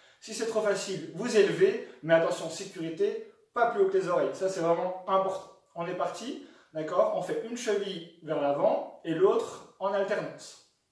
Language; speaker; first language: French; native; French